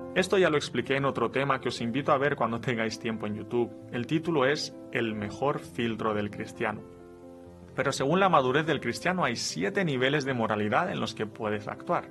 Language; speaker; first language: Spanish; non-native, fluent; Romanian